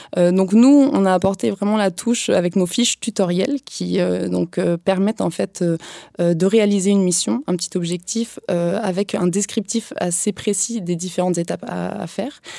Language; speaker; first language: French; native; French